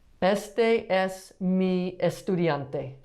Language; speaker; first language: Spanish; non-native, learner; English